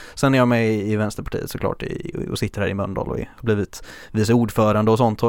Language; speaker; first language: Swedish; native; Swedish